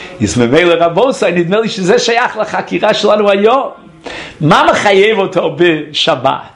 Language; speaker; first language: Hebrew; non-native, fluent; English